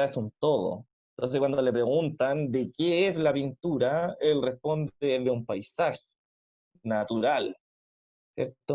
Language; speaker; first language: Spanish; native; Spanish